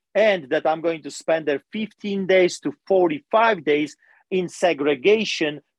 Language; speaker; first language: English; non-native, fluent; Polish